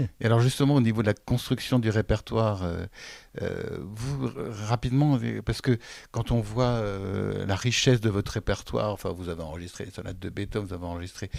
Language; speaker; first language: French; native; French